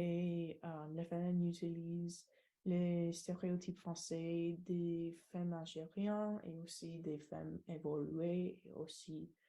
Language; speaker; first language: French; non-native, learner; English